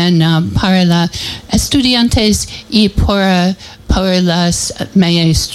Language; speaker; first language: Spanish; non-native, learner; English